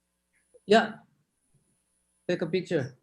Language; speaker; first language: English; non-native, fluent; Korean